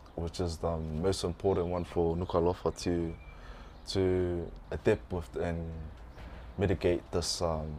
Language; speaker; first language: English; early bilingual, other home language; Tongan